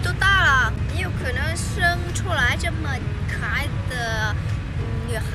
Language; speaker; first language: Chinese; non-native, fluent; Vietnamese